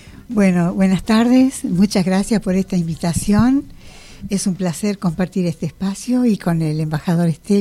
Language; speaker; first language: Spanish; native; Spanish